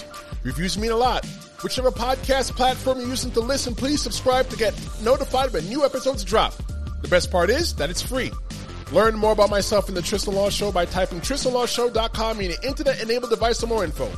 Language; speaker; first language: English; native; English